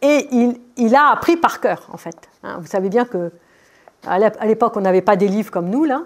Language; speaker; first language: French; native; French